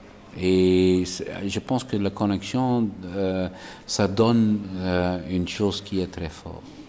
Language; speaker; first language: French; non-native, local second language; Dutch